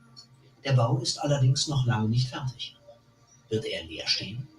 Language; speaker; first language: German; native; German